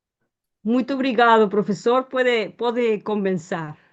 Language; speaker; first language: Portuguese; non-native, learner; Spanish